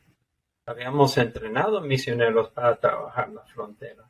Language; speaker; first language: Spanish; non-native, fluent; English